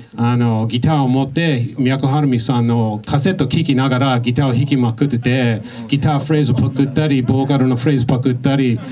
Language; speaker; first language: Japanese; non-native, fluent; English